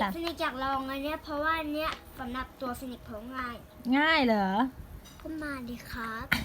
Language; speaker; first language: Thai; native; Thai